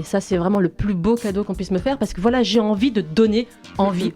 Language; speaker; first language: French; native; French